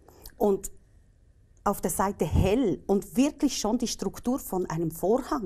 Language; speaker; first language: German; native; German